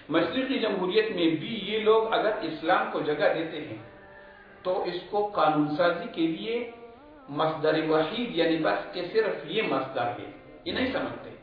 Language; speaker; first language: Urdu; non-native, local second language; Pashto